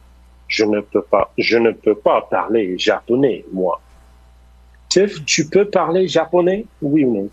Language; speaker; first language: French; non-native, fluent; English